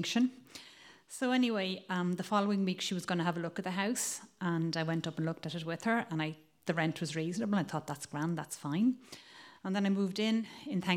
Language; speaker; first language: English; native; English